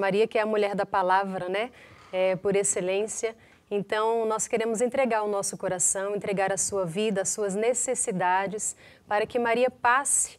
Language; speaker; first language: Portuguese; native; Portuguese